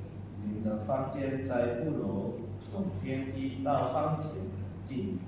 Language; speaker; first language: Chinese; non-native, learner; Indonesian